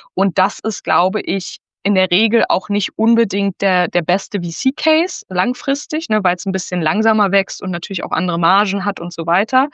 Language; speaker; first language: German; native; German